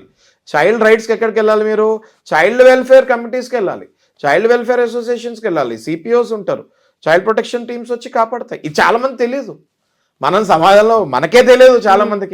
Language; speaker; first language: Telugu; native; Telugu